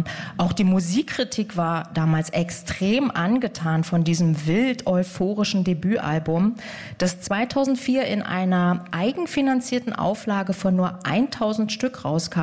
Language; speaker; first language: German; native; German